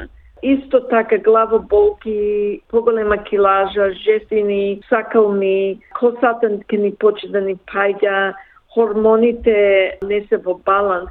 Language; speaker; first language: Macedonian; early bilingual, heritage; Macedonian